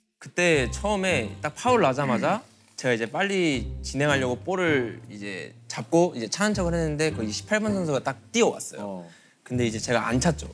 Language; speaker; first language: Korean; native; Korean